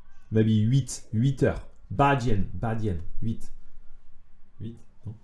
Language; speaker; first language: French; native; French